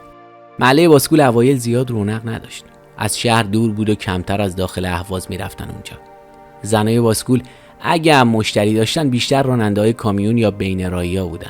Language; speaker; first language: Persian; native; Persian